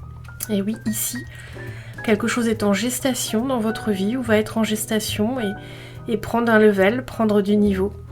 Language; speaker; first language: French; native; French